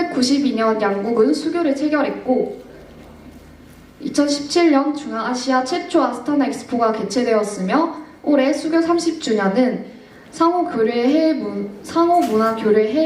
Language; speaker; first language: Korean; native; Korean